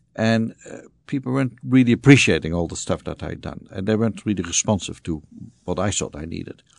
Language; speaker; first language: English; non-native, fluent; Dutch